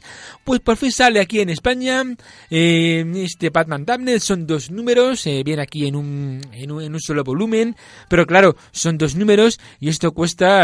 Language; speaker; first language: Spanish; native; Spanish